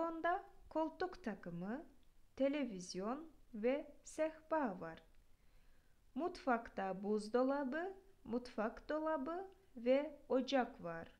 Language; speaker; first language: Turkish; non-native, fluent; Kyrgyz